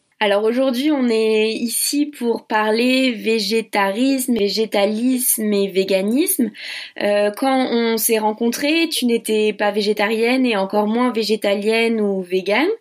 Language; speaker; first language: French; native; French